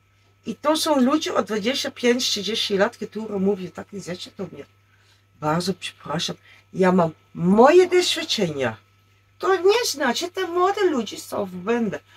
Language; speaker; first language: Polish; non-native, learner; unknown